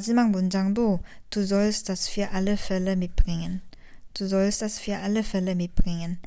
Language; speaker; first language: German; non-native, fluent; Korean